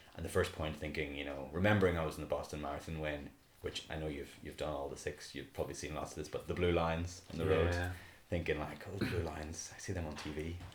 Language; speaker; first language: English; native; English